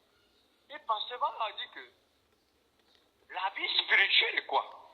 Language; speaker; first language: French; non-native, fluent; Korean